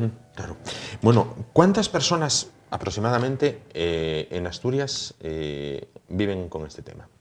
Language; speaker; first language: Spanish; native; Spanish